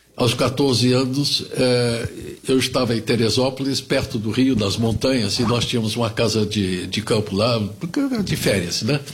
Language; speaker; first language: Portuguese; early bilingual, other home language; German